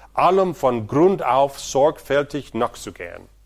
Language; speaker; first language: German; non-native, fluent; Portuguese